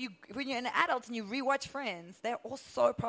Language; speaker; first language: English; native; English